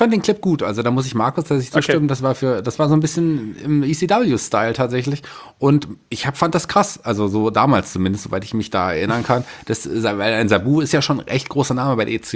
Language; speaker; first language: German; native; German